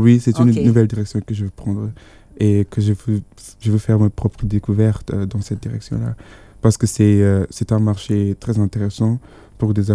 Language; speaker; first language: French; non-native, fluent; Yoruba